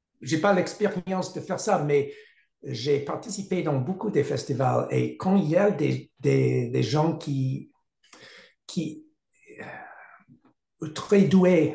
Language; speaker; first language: French; non-native, learner; English